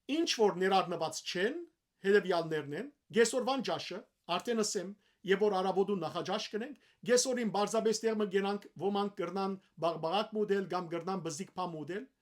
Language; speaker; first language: Armenian; early bilingual, heritage; Armenian